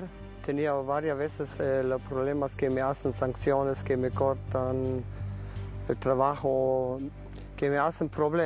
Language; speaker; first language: Spanish; non-native, local second language; German